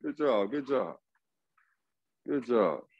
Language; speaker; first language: English; native; English